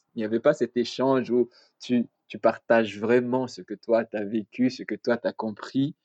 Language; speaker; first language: French; non-native, local second language; Malagasy